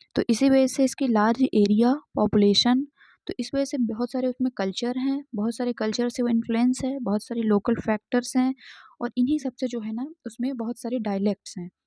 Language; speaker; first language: Hindi; native; Hindi